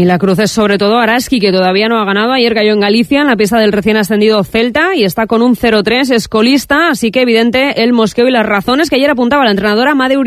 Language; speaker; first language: Spanish; native; Spanish